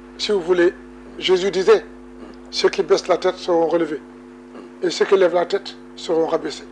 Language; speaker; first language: French; non-native, local second language; Wolof